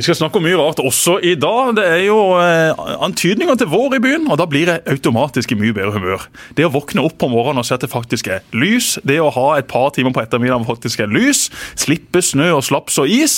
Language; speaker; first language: Norwegian; native; Norwegian